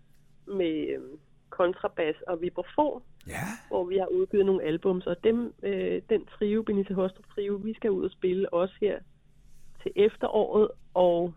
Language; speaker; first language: Danish; native; Danish